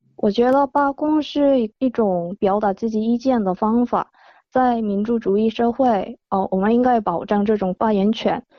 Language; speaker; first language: Chinese; non-native, fluent; Korean